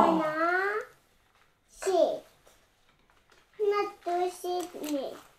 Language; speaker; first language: Korean; early bilingual, heritage; Korean